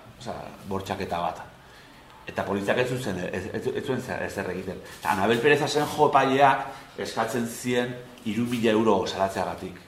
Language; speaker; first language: Basque; non-native, local second language; Spanish